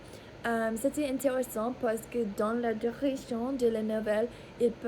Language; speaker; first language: French; non-native, learner; English